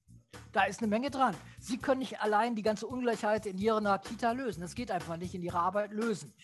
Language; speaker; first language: German; native; German